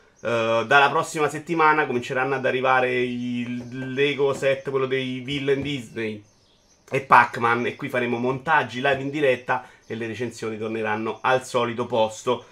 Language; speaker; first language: Italian; native; Italian